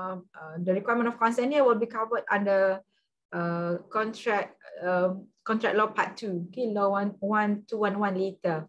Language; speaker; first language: English; non-native, local second language; Malay